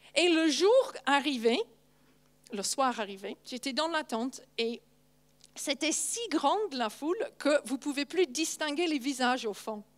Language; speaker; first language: French; non-native, fluent; English